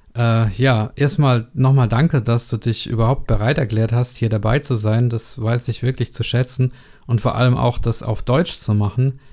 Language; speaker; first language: German; non-native, learner; Czech